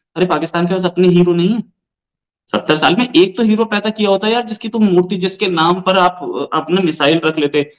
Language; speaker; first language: Hindi; native; Hindi